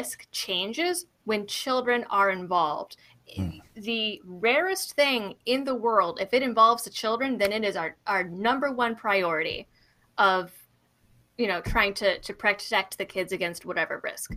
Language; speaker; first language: English; native; English